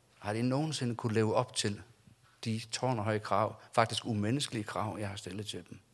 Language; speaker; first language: Danish; non-native, local second language; Faroese